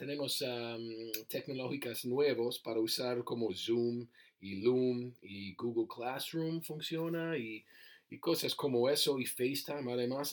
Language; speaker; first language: Spanish; non-native, learner; English